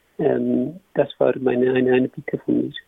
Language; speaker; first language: German; non-native, learner; Kurdish